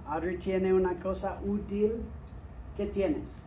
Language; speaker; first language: Spanish; non-native, fluent; English